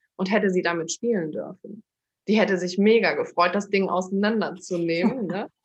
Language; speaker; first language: German; early bilingual, other home language; Turkish